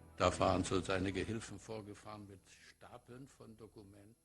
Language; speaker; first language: German; native; German